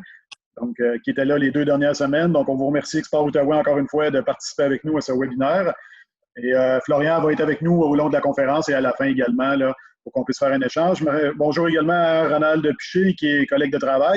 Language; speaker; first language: French; native; French